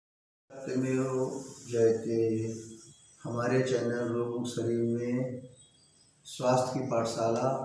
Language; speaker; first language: Hindi; native; Hindi